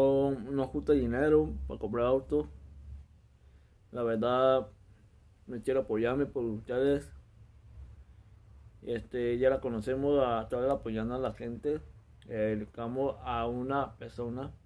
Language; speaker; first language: Spanish; non-native, local second language; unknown